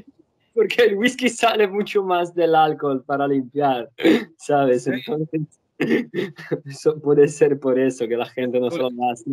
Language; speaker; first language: Spanish; non-native, learner; Italian